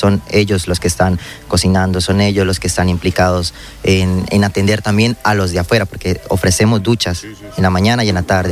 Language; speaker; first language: Spanish; native; Spanish